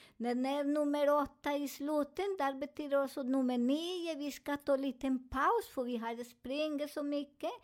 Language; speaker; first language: Swedish; non-native, learner; Spanish